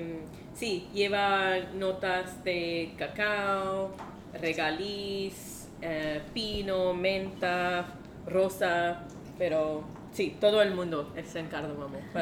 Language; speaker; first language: Spanish; non-native, learner; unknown